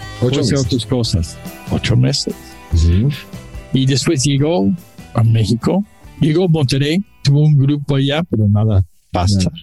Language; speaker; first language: Spanish; non-native, learner; English